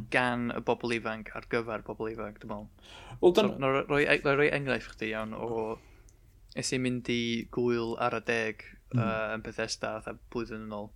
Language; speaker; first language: Welsh; native; Welsh